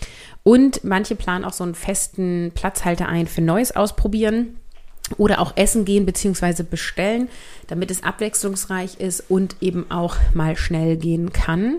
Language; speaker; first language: German; native; German